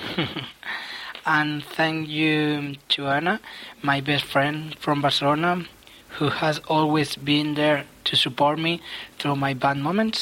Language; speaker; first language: English; non-native, fluent; Spanish